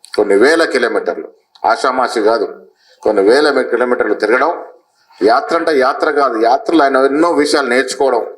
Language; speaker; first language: Telugu; native; Telugu